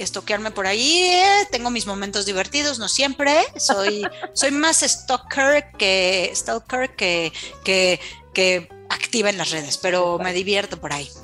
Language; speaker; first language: Spanish; native; Spanish